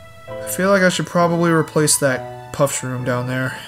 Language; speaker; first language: English; native; English